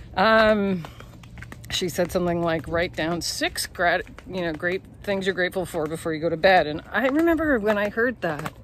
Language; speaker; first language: English; native; English